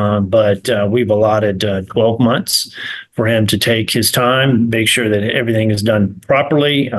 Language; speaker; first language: English; native; English